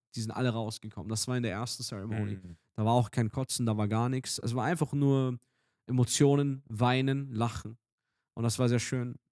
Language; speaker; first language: German; native; German